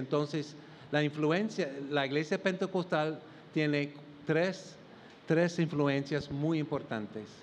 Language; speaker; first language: Spanish; non-native, fluent; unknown